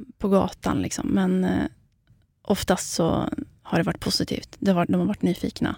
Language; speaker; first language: Swedish; early bilingual, other home language; Kurdish